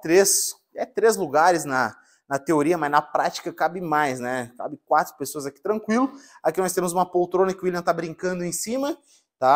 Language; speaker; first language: Portuguese; native; Portuguese